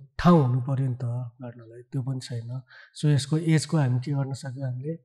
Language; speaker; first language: Nepali; native; Nepali